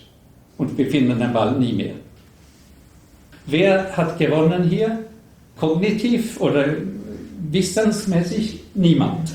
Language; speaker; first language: German; non-native, learner; Swedish